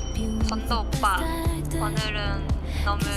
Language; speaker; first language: Korean; non-native, learner; Japanese